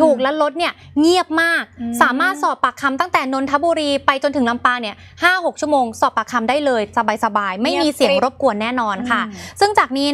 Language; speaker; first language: Thai; native; Thai